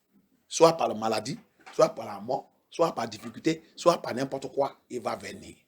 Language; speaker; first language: French; non-native, learner; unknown